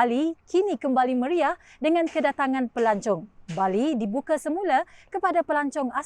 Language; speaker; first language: Malay; native; Malay